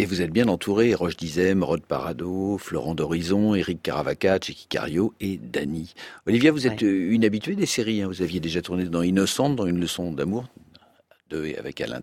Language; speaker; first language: French; native; French